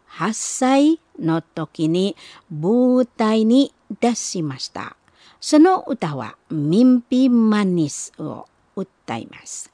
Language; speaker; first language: Japanese; non-native, learner; Indonesian